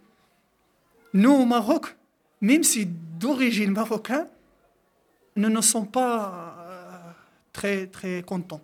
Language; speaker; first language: French; non-native, local second language; Arabic